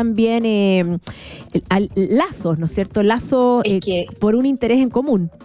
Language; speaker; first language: Spanish; native; Spanish